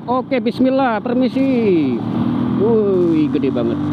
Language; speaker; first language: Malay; non-native, local second language; Javanese